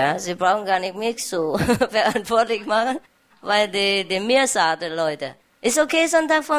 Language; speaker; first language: German; non-native, fluent; Vietnamese